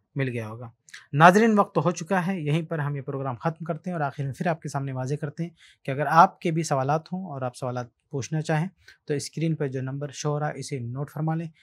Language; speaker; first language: Hindi; native; Hindi